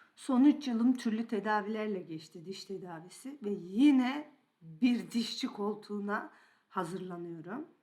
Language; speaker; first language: Turkish; native; Turkish